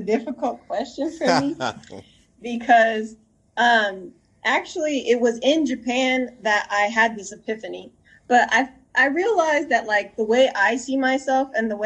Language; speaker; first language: English; native; English